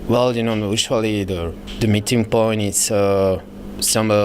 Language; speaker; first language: English; non-native, fluent; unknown